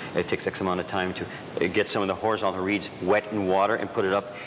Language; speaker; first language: English; native; English